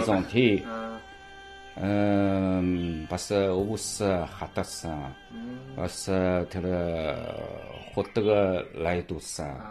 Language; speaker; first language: Mongolian; non-native, local second language; Chinese